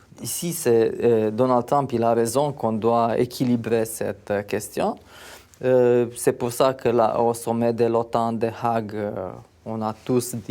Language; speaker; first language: French; non-native, fluent; Romanian